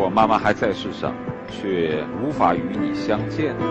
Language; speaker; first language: Chinese; native; Chinese